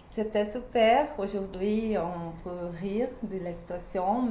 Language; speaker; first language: French; non-native, fluent; Portuguese